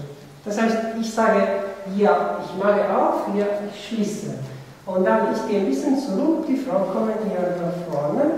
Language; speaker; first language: German; non-native, fluent; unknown